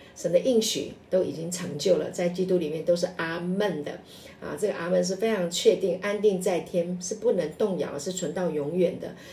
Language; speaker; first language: Chinese; non-native, local second language; Min Nan Chinese